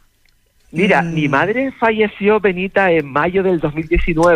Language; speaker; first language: Spanish; native; Spanish